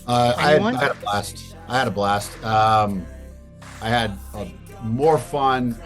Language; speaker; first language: English; native; English